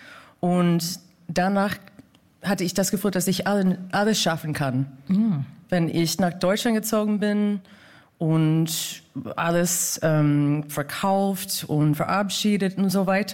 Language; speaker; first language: German; non-native, fluent; English